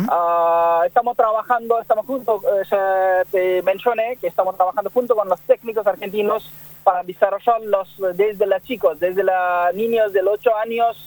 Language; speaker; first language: Spanish; non-native, learner; Bangla